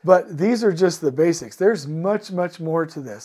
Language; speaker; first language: English; native; English